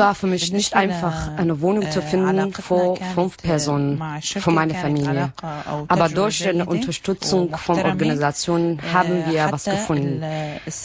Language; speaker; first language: German; non-native, learner; Arabic